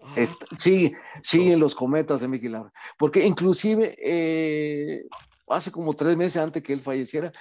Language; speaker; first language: Spanish; native; Spanish